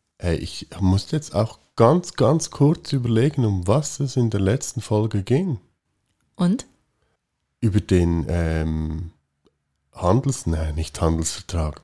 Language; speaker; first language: German; native; German